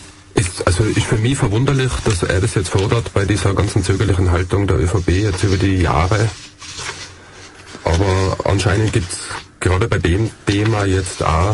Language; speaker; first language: German; native; German